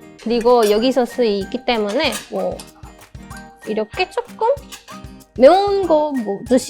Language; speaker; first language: Korean; non-native, fluent; Spanish